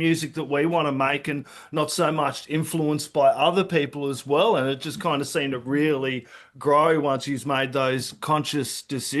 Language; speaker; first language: English; native; English